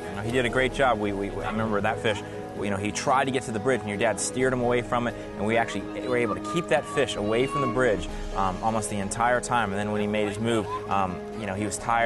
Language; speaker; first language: English; native; English